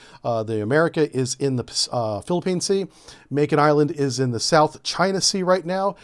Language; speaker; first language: English; native; English